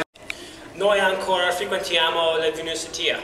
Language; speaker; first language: Italian; non-native, learner; English